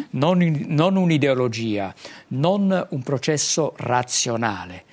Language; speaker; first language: Italian; non-native, fluent; Arabic